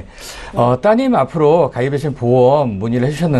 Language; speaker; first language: Korean; native; Korean